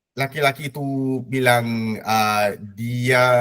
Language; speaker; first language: Indonesian; non-native, learner; English